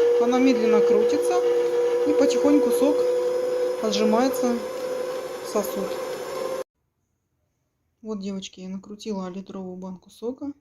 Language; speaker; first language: Russian; native; Russian